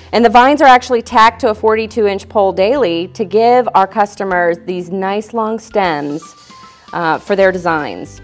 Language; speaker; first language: English; native; English